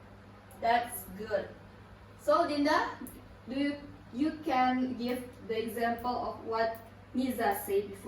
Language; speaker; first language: English; non-native, learner; Indonesian